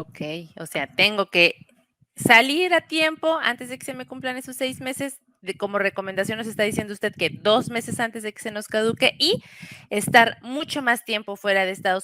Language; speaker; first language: Spanish; native; Spanish